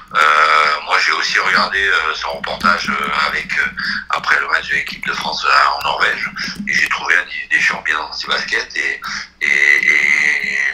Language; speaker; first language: French; native; French